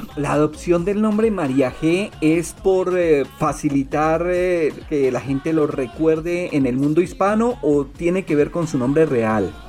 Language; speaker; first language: Spanish; native; Spanish